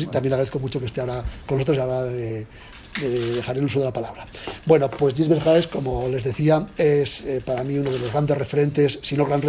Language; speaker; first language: Spanish; native; Spanish